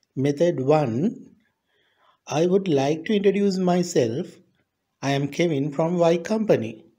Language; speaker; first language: English; non-native, local second language; Sinhala